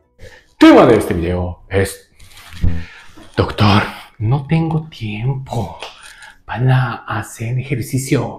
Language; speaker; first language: Spanish; non-native, learner; Japanese